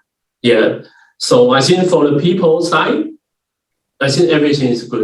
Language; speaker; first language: English; non-native, learner; Chinese